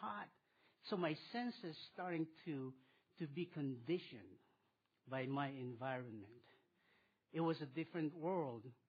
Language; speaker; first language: English; non-native, local second language; Filipino